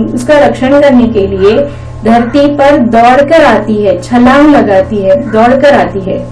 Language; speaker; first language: Hindi; non-native, local second language; Marathi